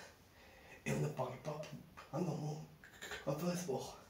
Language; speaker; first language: French; non-native, fluent; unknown